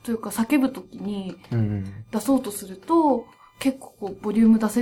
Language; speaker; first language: Japanese; native; Japanese